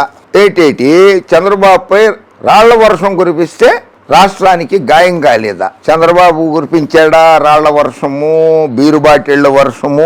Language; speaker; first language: Telugu; native; Telugu